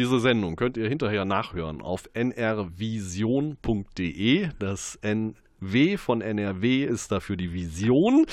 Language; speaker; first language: German; native; German